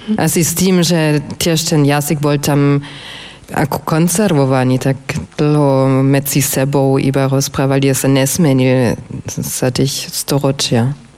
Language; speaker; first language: Slovak; non-native, fluent; German